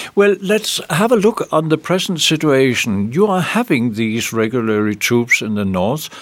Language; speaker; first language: English; non-native, fluent; Danish